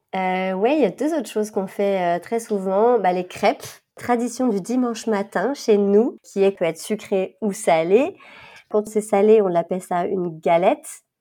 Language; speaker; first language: French; native; French